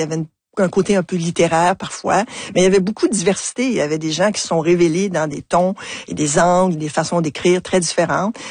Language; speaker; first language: French; native; French